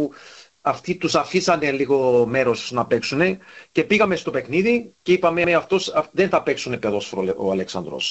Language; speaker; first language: Greek; early bilingual, heritage; Greek